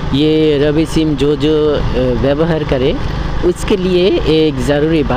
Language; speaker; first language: Hindi; non-native, learner; Bangla